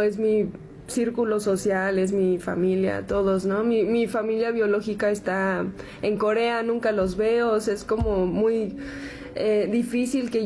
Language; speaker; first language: Spanish; non-native, local second language; Korean